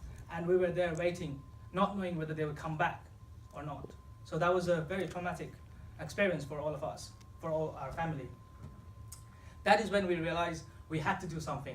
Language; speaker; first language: English; non-native, fluent; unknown